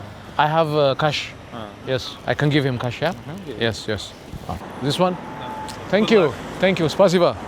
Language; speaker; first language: English; non-native, fluent; Amharic